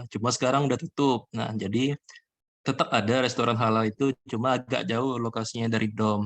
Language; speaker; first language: Indonesian; native; Indonesian